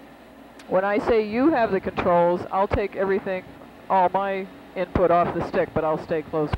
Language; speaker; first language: English; native; English